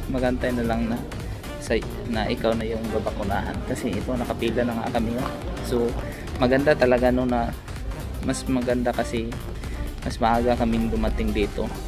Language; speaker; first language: Filipino; native; Filipino